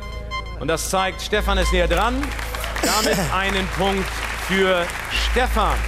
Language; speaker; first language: German; native; German